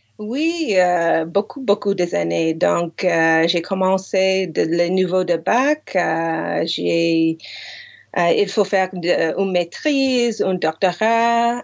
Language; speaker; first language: French; non-native, fluent; English